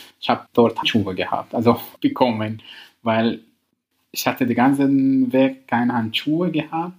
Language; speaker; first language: German; non-native, learner; Arabic